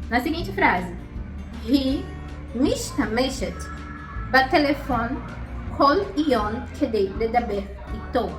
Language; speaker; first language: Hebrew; non-native, fluent; Portuguese